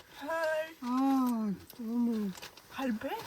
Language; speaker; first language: Korean; early bilingual, heritage; French